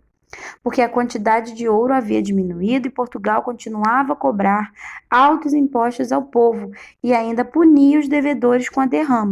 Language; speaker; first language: Portuguese; native; Portuguese